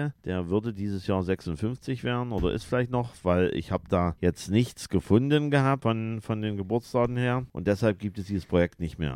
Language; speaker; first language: German; native; German